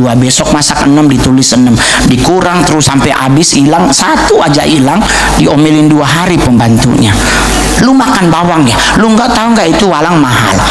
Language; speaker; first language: Indonesian; native; Indonesian